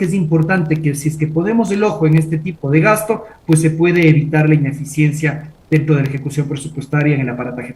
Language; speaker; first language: Spanish; native; Spanish